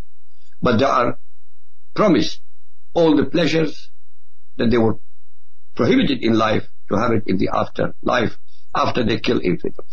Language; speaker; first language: English; non-native, fluent; Arabic